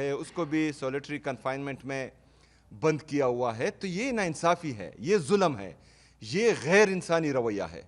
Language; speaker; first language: Urdu; non-native, local second language; Pashto